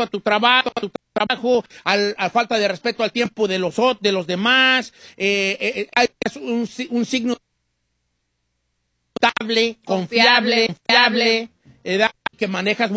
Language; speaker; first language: Spanish; native; Spanish